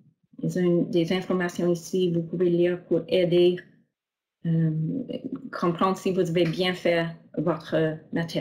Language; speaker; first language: French; non-native, local second language; English